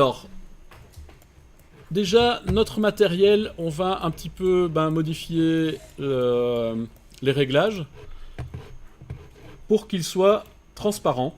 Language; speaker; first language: French; native; French